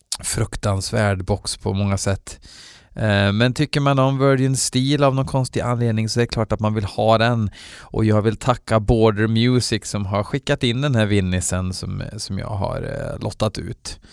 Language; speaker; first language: Swedish; native; Swedish